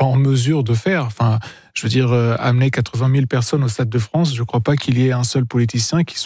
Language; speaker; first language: French; non-native, local second language; Arabic